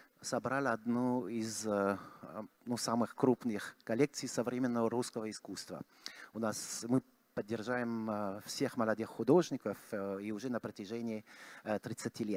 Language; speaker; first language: Russian; non-native, fluent; French